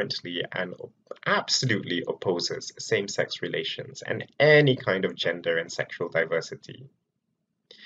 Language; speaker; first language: English; non-native, local second language; Malay